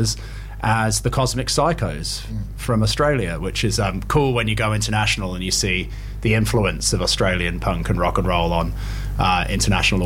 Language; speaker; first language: English; native; English